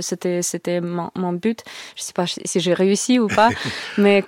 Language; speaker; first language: French; non-native, learner; Russian